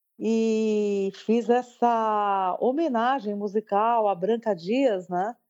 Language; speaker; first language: Portuguese; early bilingual, other home language; French